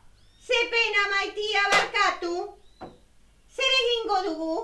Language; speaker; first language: Basque; non-native, learner; Spanish